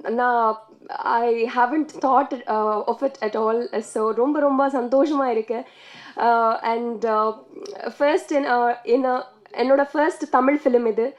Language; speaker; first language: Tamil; non-native, learner; Telugu